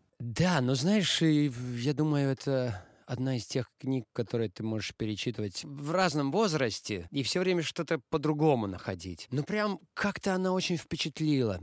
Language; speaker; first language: Russian; non-native, local second language; Latvian